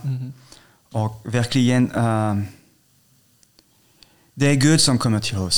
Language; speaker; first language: Swedish; non-native, fluent; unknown